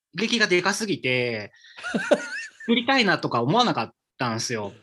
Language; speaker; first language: Japanese; native; Japanese